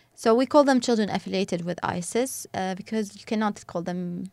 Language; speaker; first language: English; non-native, fluent; Arabic